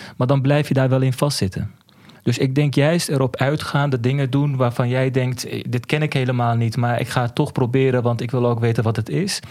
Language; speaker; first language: Dutch; early bilingual, other home language; Turkish